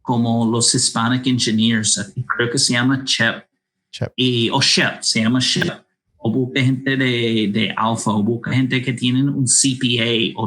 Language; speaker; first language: Spanish; non-native, fluent; English